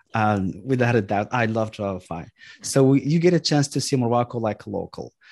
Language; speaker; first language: English; non-native, fluent; Arabic